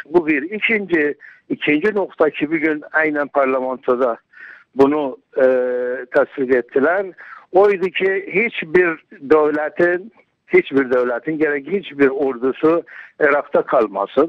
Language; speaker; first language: Turkish; non-native, learner; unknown